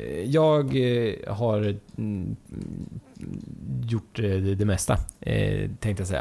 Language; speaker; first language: Swedish; native; Swedish